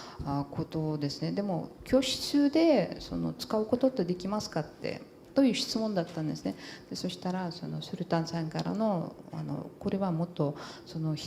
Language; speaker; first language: Japanese; non-native, fluent; Portuguese